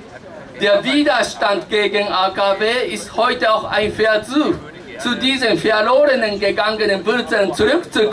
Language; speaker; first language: German; non-native, fluent; Japanese